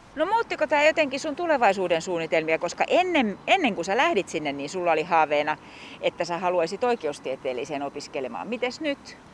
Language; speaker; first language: Finnish; native; Finnish